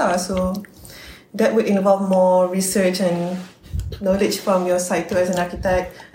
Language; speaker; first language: English; non-native, local second language; Malay